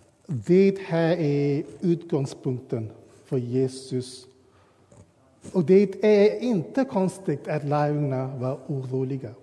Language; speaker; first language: Swedish; non-native, fluent; English